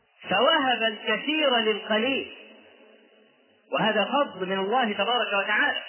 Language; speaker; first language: Arabic; native; Arabic